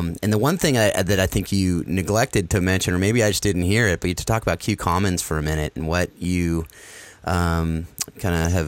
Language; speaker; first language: English; native; English